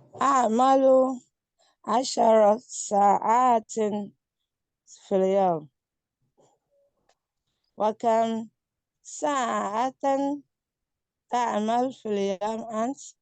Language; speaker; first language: Arabic; non-native, learner; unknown